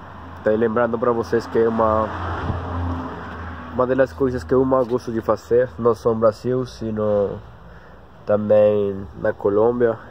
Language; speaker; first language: Portuguese; non-native, learner; Spanish